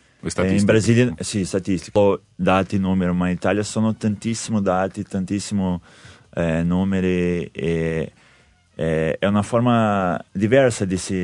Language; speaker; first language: Italian; non-native, learner; Portuguese